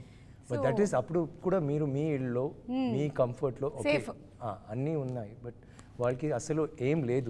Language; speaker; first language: Telugu; non-native, learner; Tamil